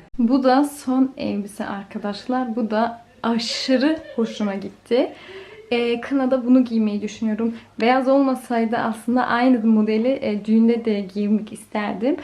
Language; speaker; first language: Turkish; early bilingual, heritage; Turkish